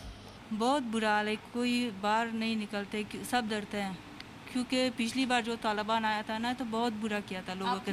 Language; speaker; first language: Hindi; non-native, fluent; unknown